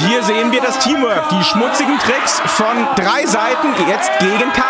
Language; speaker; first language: German; native; German